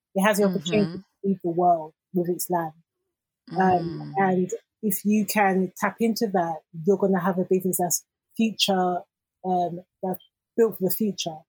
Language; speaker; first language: English; native; English